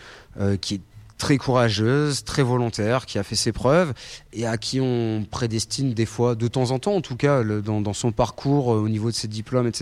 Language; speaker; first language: French; native; French